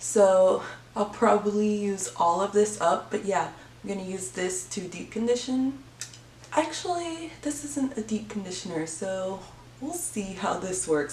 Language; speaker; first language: English; native; English